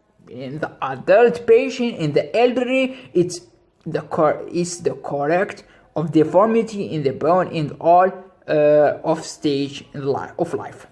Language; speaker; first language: English; non-native, local second language; Arabic